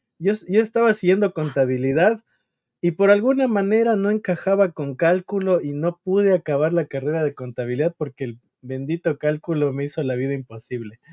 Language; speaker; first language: Spanish; native; Spanish